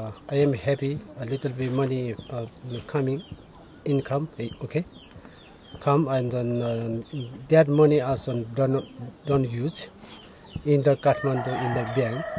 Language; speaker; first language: English; non-native, learner; Nepali